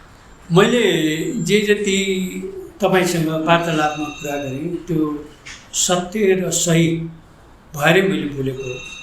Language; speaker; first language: Nepali; native; Nepali